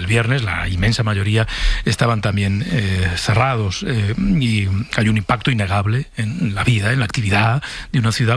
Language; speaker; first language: Spanish; native; Spanish